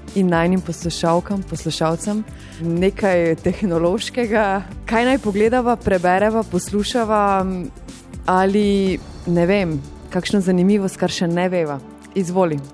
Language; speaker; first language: Slovenian; native; Slovenian